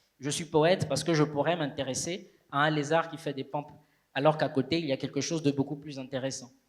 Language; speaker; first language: French; native; French